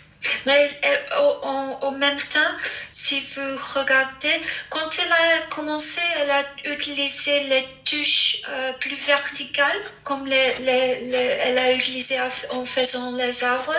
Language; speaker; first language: French; non-native, fluent; English